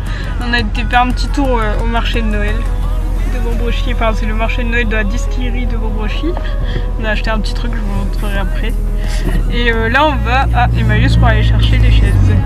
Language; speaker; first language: French; native; French